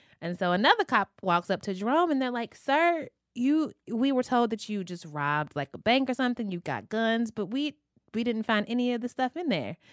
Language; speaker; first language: English; native; English